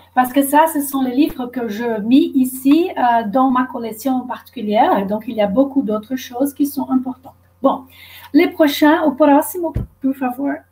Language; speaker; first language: French; non-native, fluent; Portuguese